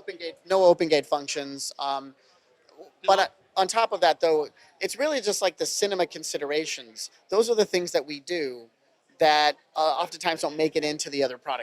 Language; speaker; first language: English; native; English